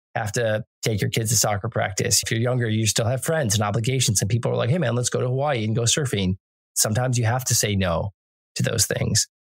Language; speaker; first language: English; native; English